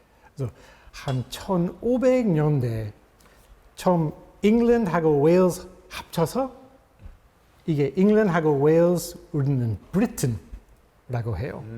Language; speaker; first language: Korean; non-native, fluent; English